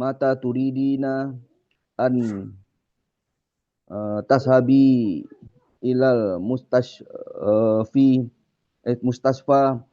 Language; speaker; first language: Arabic; non-native, learner; Indonesian